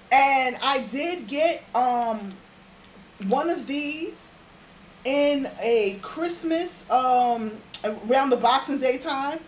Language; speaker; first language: English; native; English